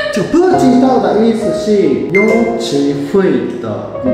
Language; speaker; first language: Chinese; non-native, fluent; Japanese